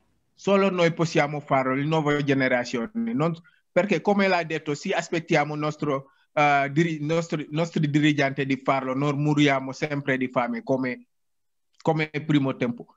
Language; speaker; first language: Italian; non-native, learner; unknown